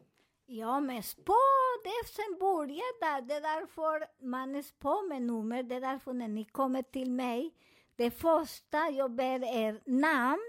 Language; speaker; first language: Swedish; non-native, fluent; Spanish